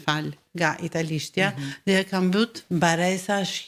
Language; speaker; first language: Albanian; early bilingual, heritage; Albanian